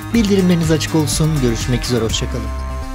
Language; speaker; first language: Turkish; native; Turkish